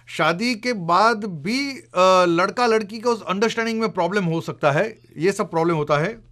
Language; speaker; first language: Hindi; non-native, local second language; Gujarati